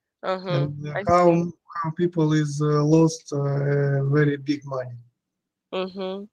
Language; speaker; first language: English; non-native, learner; Russian